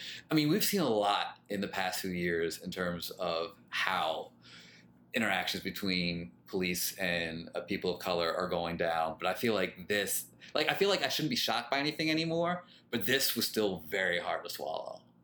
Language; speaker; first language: English; early bilingual, other home language; Spanish